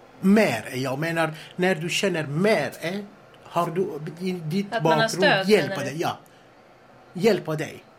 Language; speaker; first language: Swedish; non-native, fluent; Persian